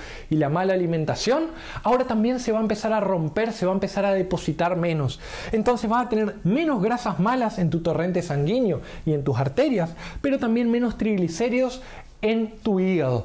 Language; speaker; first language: Spanish; native; Spanish